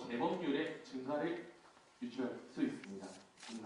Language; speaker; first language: Korean; native; Korean